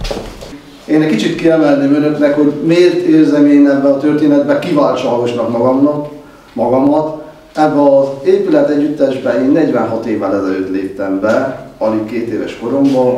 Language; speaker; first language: Hungarian; native; Hungarian